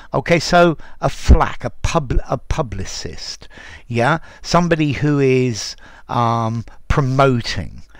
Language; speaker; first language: English; native; English